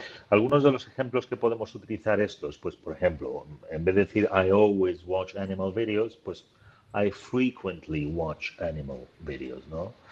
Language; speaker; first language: Spanish; native; Spanish